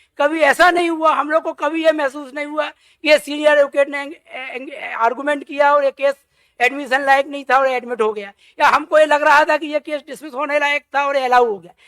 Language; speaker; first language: Hindi; native; Hindi